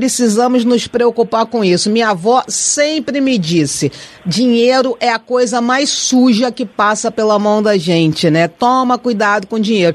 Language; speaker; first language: Portuguese; native; Portuguese